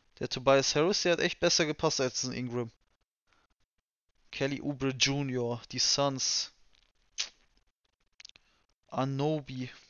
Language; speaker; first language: German; native; German